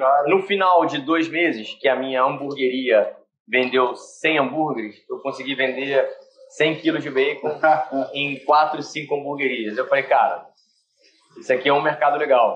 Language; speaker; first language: Portuguese; native; Portuguese